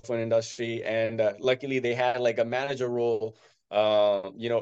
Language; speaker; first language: English; non-native, local second language; Hindi